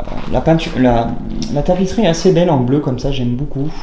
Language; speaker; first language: French; native; French